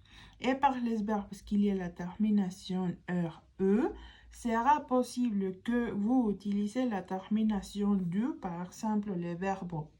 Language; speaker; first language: French; non-native, fluent; Spanish